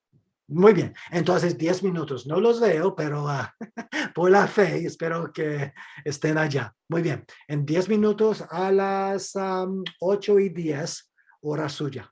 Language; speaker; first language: Spanish; non-native, fluent; English